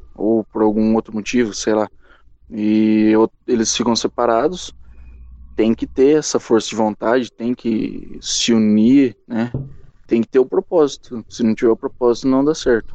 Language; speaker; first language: Portuguese; native; Portuguese